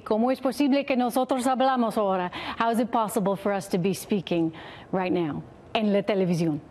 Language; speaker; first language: Spanish; non-native, learner; English